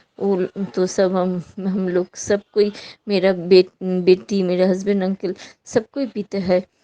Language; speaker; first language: Hindi; non-native, local second language; Bangla